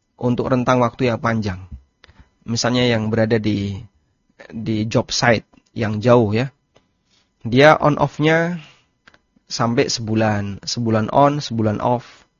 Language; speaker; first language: Indonesian; non-native, local second language; Javanese